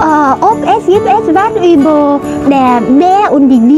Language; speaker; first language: German; non-native, learner; Vietnamese